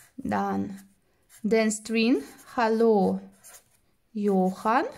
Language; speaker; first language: German; non-native, fluent; Russian